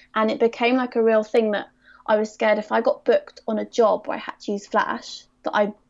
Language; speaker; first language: English; native; English